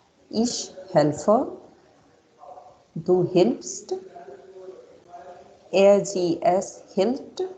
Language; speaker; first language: German; non-native, fluent; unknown